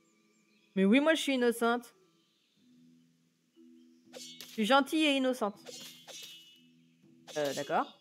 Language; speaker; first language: French; native; French